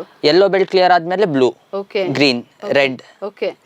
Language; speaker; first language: Kannada; non-native, local second language; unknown